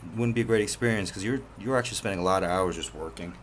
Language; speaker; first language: English; native; English